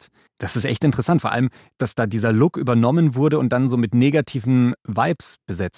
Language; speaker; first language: German; native; German